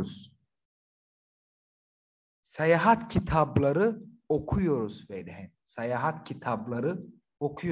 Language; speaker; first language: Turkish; non-native, fluent; Somali